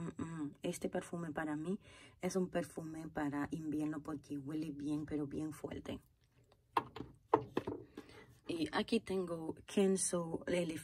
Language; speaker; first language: Spanish; non-native, fluent; Haitian Creole